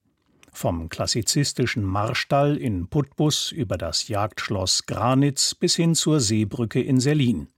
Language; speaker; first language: German; native; German